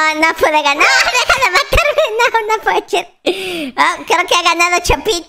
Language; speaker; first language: Spanish; native; Spanish